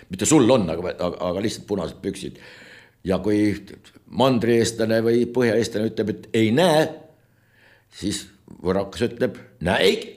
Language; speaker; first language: Estonian; native; Estonian